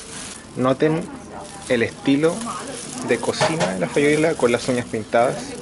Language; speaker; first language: Spanish; native; Spanish